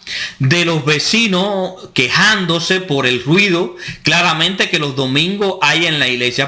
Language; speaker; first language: Spanish; native; Spanish